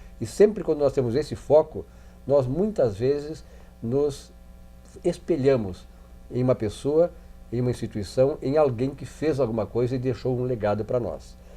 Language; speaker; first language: Portuguese; native; Portuguese